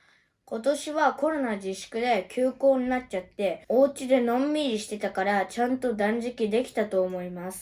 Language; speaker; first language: Japanese; early bilingual, other home language; Uyghur